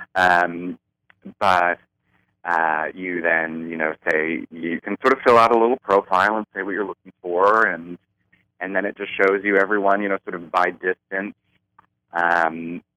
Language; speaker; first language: English; native; English